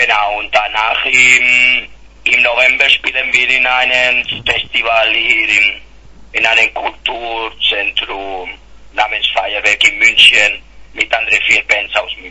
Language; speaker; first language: German; non-native, fluent; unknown